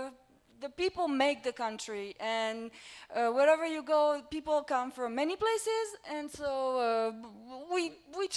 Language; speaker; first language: English; non-native, fluent; Romanian